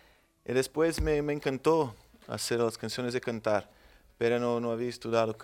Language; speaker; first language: Spanish; non-native, fluent; Portuguese